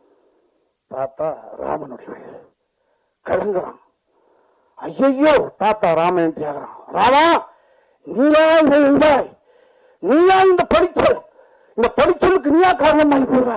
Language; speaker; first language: Tamil; native; Tamil